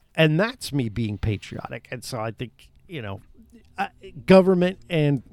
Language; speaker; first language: English; native; English